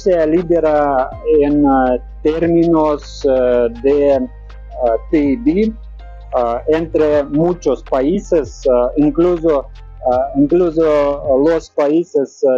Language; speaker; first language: Spanish; non-native, learner; Russian